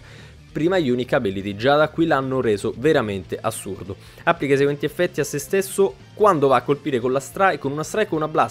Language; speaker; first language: Italian; native; Italian